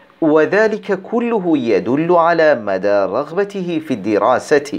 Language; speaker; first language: Arabic; non-native, fluent; Bangla